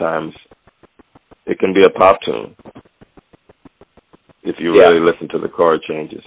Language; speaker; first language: English; native; English